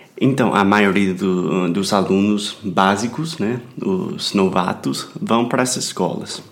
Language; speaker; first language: Portuguese; non-native, fluent; English